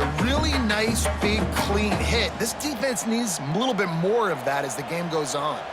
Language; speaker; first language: English; native; English